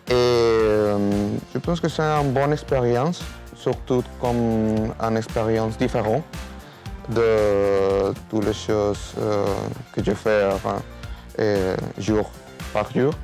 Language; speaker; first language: French; non-native, fluent; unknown